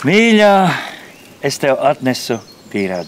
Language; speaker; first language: Latvian; native; Latvian